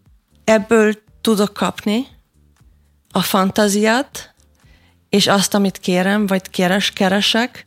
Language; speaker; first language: Hungarian; non-native, learner; German